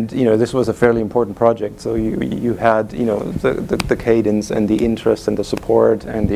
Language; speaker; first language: English; non-native, fluent; German